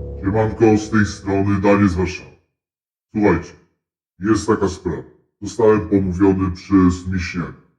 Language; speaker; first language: Polish; native; Polish